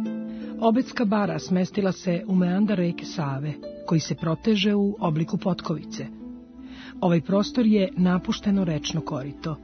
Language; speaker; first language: Serbian; native; Serbian